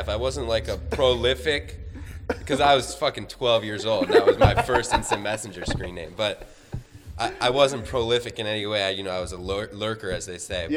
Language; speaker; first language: English; native; English